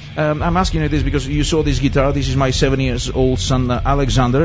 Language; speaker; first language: English; non-native, fluent; Bulgarian